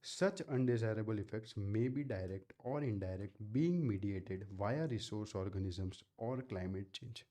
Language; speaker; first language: English; non-native, local second language; Gujarati